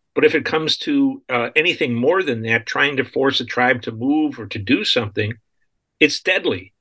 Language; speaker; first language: English; native; English